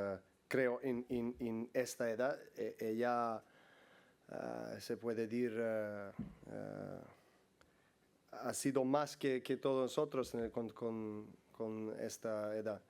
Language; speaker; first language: Spanish; non-native, learner; Serbian